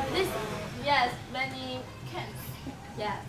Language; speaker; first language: English; non-native, learner; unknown